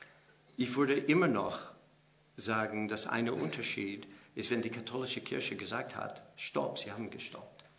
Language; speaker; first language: German; non-native, fluent; English